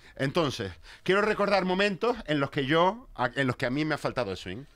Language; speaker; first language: Spanish; native; Spanish